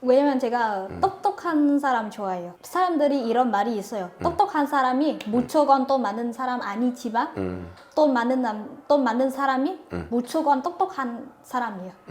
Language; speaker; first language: Korean; non-native, fluent; Vietnamese